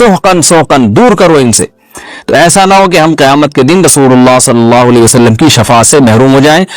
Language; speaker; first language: Urdu; non-native, local second language; Pashto